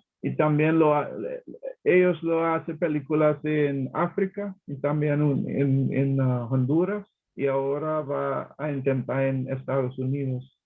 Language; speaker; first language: Spanish; non-native, learner; English